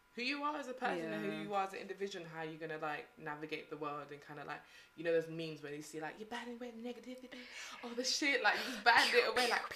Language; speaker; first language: English; native; English